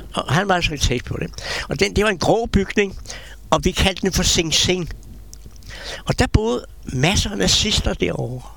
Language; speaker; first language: Danish; native; Danish